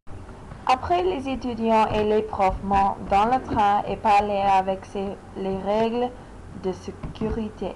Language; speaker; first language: French; non-native, learner; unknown